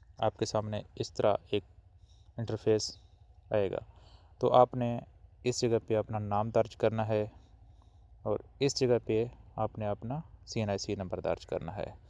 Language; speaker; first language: Urdu; native; Urdu